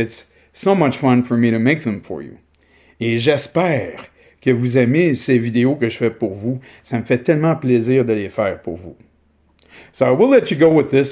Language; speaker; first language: French; native; French